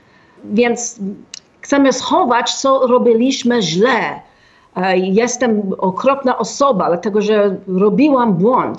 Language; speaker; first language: Polish; non-native, fluent; English